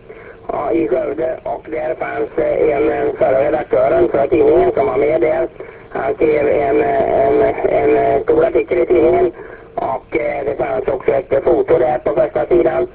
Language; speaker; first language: Swedish; native; Swedish